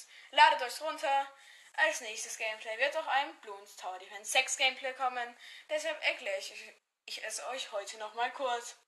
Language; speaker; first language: German; native; German